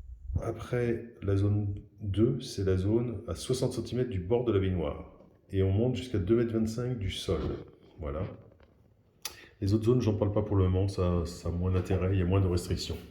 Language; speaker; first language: French; native; French